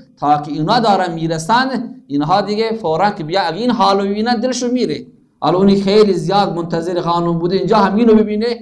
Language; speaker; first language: Persian; native; Persian